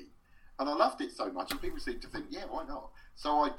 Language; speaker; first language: English; native; English